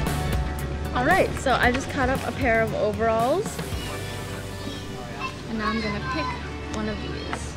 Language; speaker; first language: English; native; English